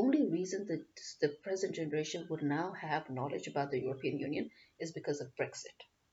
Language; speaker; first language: English; non-native, local second language; Urdu